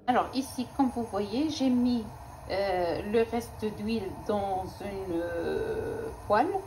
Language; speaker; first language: French; non-native, local second language; Arabic